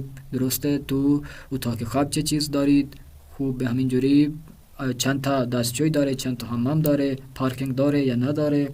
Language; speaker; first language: Persian; non-native, fluent; Urdu